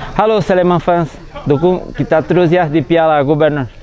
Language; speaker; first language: Indonesian; non-native, fluent; Portuguese